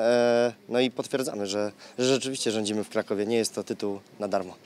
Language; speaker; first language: Polish; native; Polish